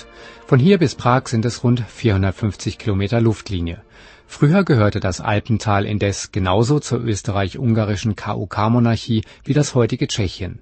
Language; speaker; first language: German; native; German